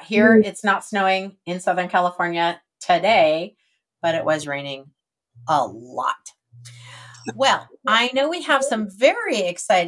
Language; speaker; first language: English; native; English